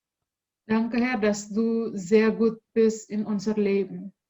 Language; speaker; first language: German; non-native, learner; Indonesian